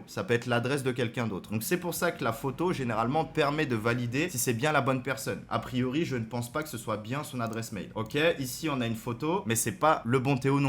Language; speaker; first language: French; native; French